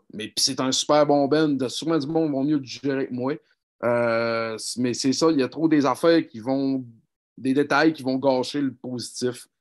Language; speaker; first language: French; native; French